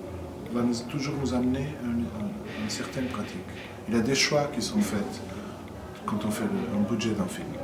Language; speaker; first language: French; non-native, fluent; Portuguese